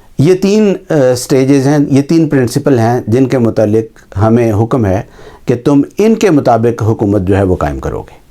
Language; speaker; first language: Urdu; native; Urdu